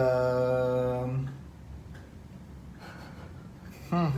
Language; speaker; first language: French; native; French